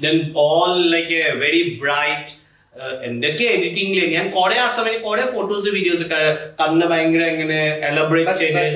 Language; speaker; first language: Malayalam; non-native, fluent; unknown